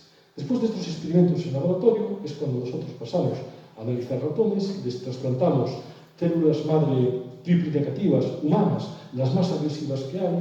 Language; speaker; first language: Spanish; native; Spanish